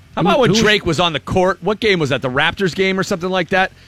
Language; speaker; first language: English; native; English